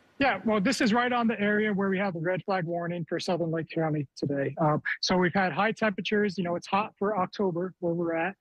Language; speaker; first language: English; native; English